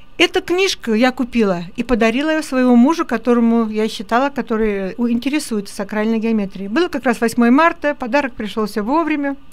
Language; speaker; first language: Russian; native; Russian